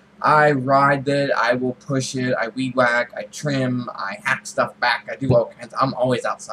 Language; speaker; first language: English; native; English